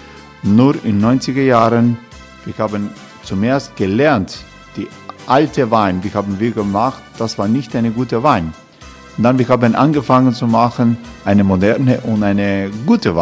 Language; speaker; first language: German; non-native, learner; Croatian